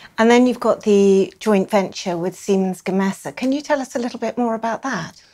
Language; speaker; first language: English; native; English